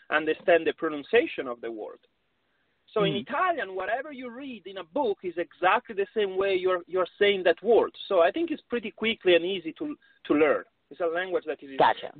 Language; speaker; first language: English; non-native, fluent; Italian